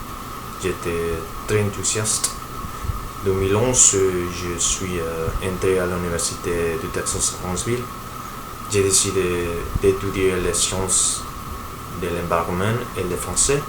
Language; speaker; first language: French; non-native, learner; Spanish